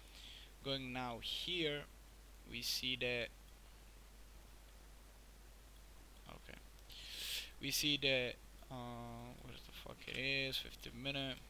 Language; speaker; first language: English; non-native, fluent; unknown